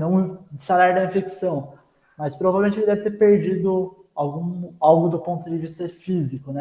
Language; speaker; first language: Portuguese; native; Portuguese